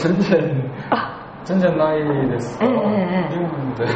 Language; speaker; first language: Japanese; non-native, learner; Korean